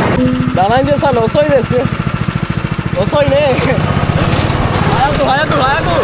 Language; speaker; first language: Japanese; non-native, learner; Sinhala